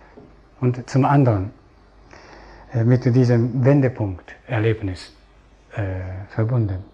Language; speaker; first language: German; non-native, fluent; Japanese